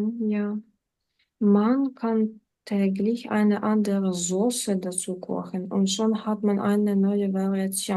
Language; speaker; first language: German; non-native, fluent; Ukrainian